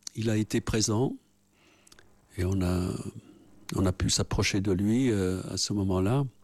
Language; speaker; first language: French; non-native, fluent; English